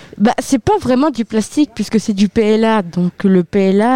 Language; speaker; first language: French; native; French